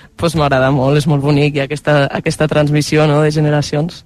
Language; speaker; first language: Catalan; non-native, local second language; Occitan